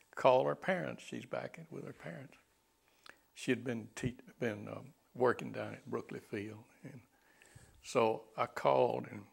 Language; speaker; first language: English; native; English